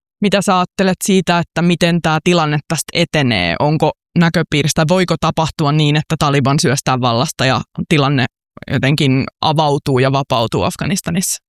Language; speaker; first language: Finnish; native; Finnish